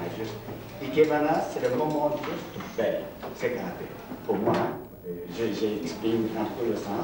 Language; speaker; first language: French; non-native, learner; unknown